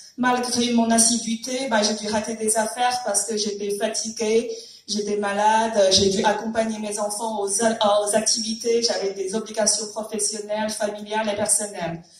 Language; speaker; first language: French; non-native, fluent; Chinese